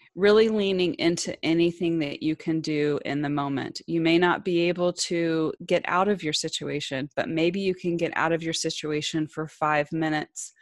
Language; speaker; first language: English; native; English